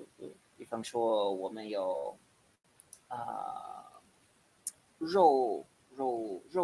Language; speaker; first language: Chinese; non-native, learner; English